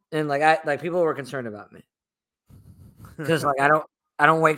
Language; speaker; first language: English; native; English